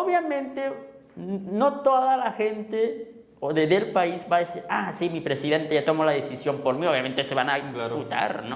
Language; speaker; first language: Spanish; native; Spanish